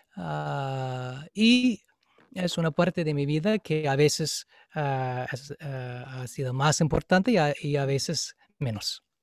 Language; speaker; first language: Spanish; non-native, fluent; English